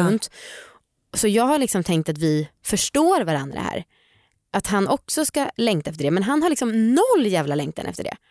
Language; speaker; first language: Swedish; native; Swedish